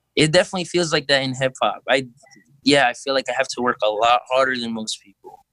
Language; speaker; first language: English; early bilingual, other home language; Filipino